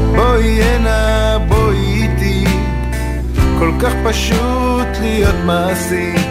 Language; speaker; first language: Hebrew; native; Hebrew